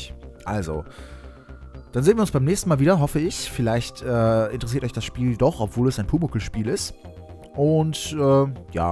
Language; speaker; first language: German; native; German